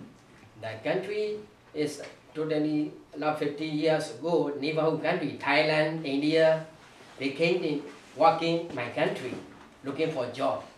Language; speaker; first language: English; non-native, learner; Burmese